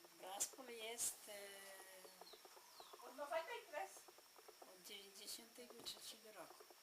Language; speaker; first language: Polish; early bilingual, heritage; Polish